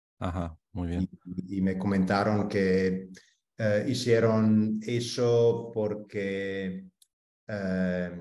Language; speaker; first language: Spanish; non-native, fluent; Italian